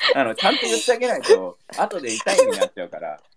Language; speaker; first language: Japanese; native; Japanese